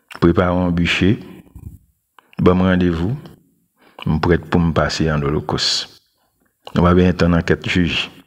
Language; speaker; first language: French; non-native, local second language; Haitian Creole